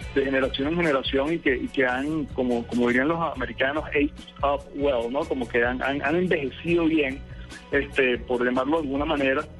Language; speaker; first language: Spanish; native; Spanish